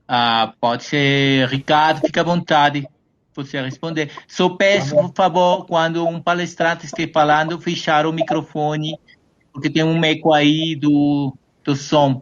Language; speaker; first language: Portuguese; non-native, fluent; Spanish